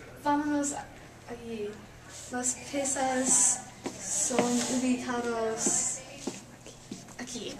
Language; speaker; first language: Spanish; non-native, learner; English